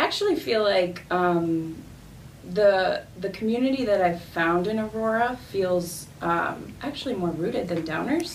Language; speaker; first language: English; native; English